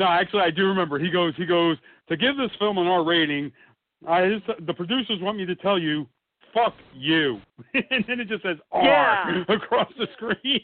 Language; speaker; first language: English; native; English